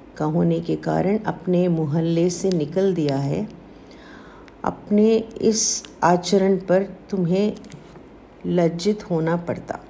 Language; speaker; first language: Hindi; non-native, local second language; Tamil